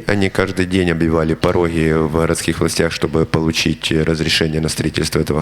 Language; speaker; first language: Russian; native; Russian